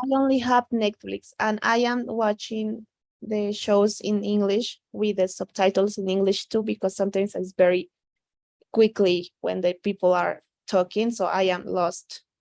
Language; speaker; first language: English; non-native, learner; Spanish